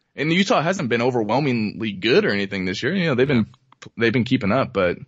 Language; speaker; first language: English; native; English